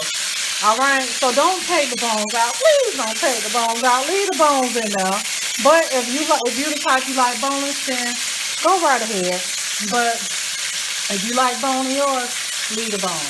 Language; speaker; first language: English; native; English